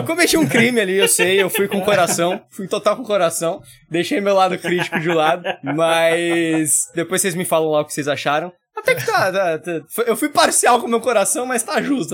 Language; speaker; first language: Portuguese; native; Portuguese